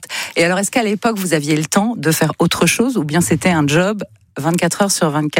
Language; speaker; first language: French; native; French